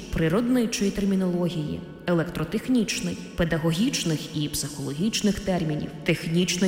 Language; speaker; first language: Ukrainian; native; Ukrainian